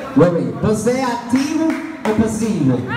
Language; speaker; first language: Portuguese; non-native, learner; Spanish